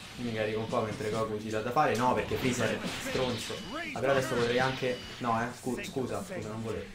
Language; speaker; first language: Italian; native; Italian